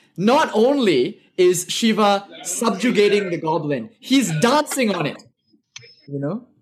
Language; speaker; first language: English; native; English